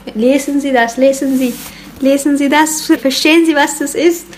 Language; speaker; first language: German; non-native, learner; Tigrinya